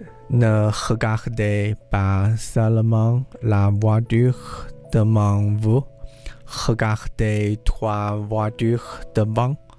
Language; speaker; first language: French; non-native, learner; Chinese